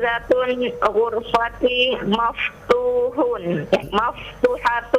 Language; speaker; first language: Arabic; non-native, learner; Indonesian